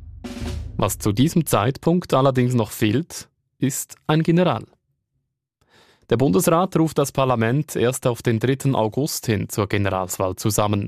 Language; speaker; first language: German; native; German